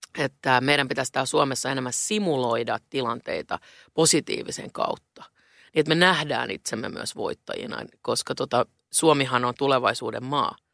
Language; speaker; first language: Finnish; non-native, local second language; Swedish